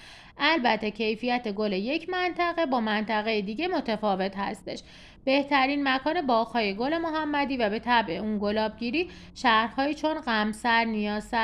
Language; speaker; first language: Persian; native; Persian